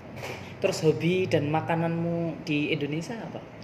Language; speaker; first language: Indonesian; native; Indonesian